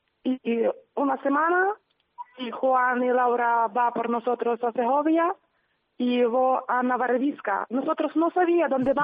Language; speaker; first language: Spanish; non-native, learner; Ukrainian